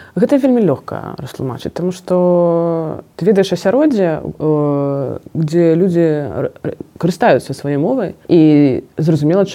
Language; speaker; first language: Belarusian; non-native, local second language; Russian